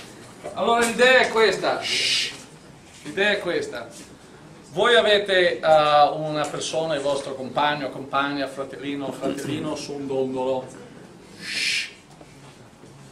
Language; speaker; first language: Italian; native; Italian